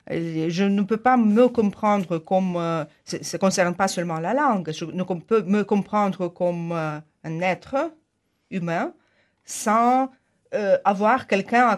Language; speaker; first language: French; non-native, fluent; Ukrainian